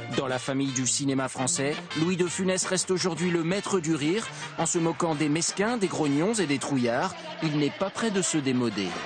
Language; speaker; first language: French; native; French